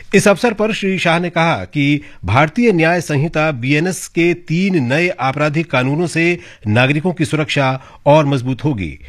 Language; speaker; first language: Hindi; native; Hindi